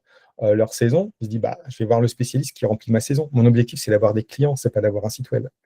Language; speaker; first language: French; native; French